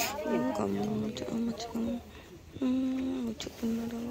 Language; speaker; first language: Indonesian; native; Indonesian